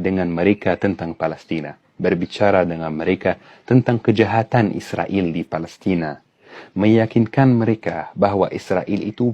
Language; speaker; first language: Indonesian; non-native, fluent; Arabic